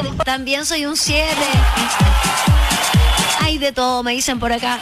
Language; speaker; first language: Spanish; native; Spanish